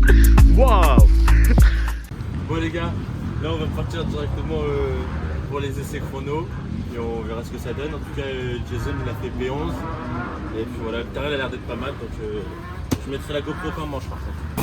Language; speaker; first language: French; native; French